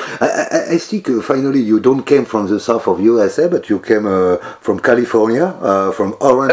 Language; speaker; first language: English; non-native, learner; French